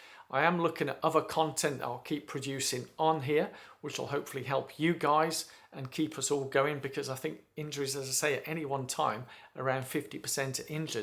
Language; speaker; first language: English; native; English